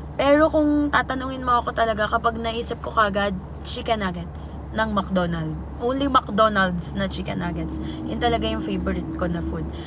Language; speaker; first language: Filipino; non-native, local second language; Waray